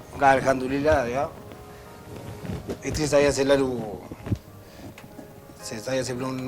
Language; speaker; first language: Indonesian; non-native, learner; Spanish